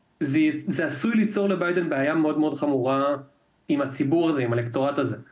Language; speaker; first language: Hebrew; native; Hebrew